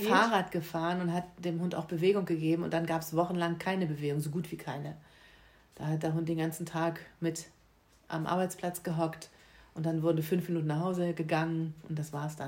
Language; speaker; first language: German; native; German